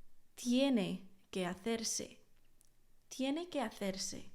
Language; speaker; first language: Spanish; non-native, fluent; English